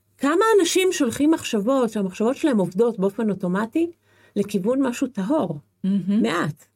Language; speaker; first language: Hebrew; non-native, fluent; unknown